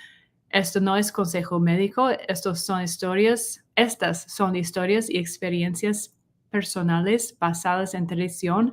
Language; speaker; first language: Spanish; non-native, learner; English